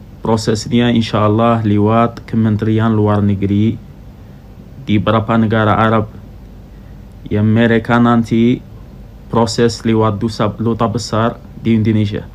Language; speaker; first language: Indonesian; non-native, fluent; Arabic